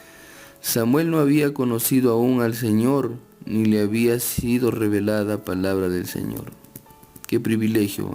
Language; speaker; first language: Spanish; native; Spanish